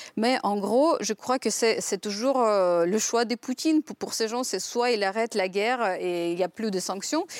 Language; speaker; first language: French; non-native, fluent; Ukrainian